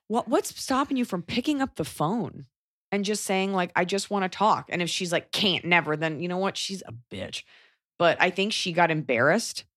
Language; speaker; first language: English; native; English